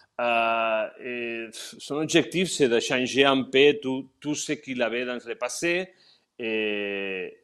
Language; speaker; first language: French; non-native, learner; Spanish